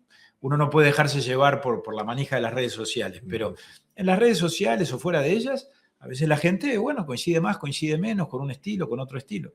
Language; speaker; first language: Spanish; native; Spanish